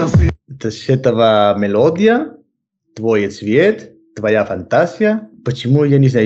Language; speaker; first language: Russian; non-native, learner; Spanish